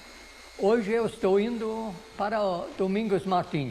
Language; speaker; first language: Portuguese; non-native, local second language; Low German